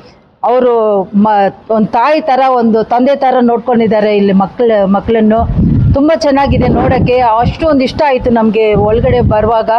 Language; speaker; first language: Kannada; non-native, local second language; Tamil